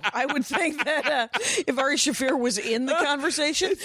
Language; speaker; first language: English; native; English